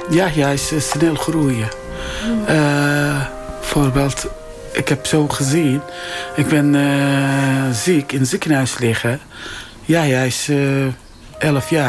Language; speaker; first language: Dutch; non-native, learner; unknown